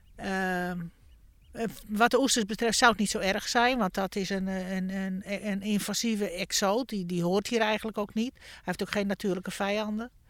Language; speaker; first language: Dutch; native; Dutch